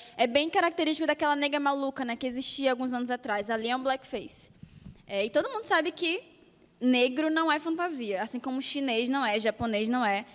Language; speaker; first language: Portuguese; native; Portuguese